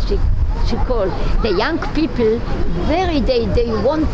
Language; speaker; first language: English; non-native, learner; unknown